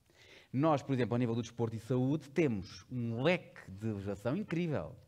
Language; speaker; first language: Portuguese; native; Portuguese